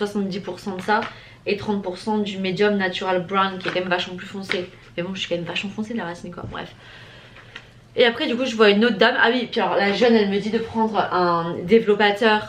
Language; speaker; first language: French; native; French